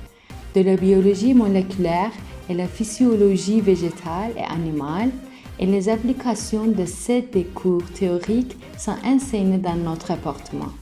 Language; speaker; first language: French; non-native, learner; Turkish